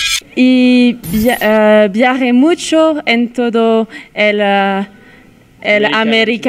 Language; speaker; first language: Spanish; non-native, learner; French